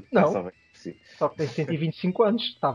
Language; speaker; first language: Portuguese; native; Portuguese